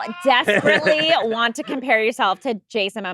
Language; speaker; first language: English; native; English